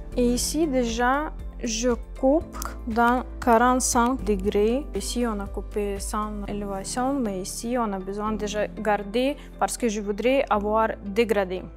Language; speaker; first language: French; non-native, learner; Ukrainian